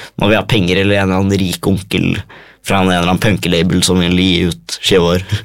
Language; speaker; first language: Norwegian; native; Norwegian